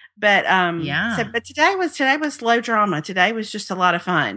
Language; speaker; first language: English; native; English